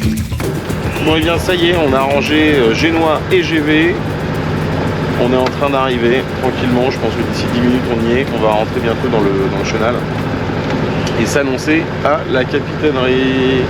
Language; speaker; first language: French; native; French